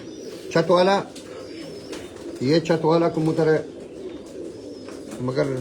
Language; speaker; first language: Hindi; non-native, learner; Arabic